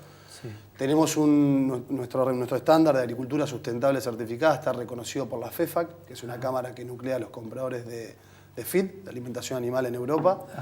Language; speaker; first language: Spanish; native; Spanish